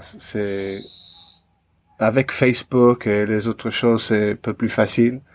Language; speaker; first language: French; non-native, learner; English